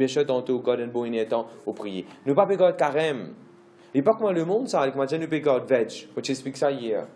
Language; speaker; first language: French; non-native, local second language; Morisyen